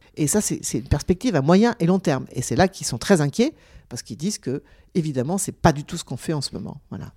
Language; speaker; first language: French; native; French